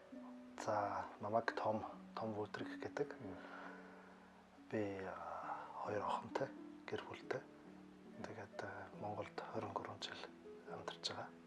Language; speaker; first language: Mongolian; non-native, fluent; German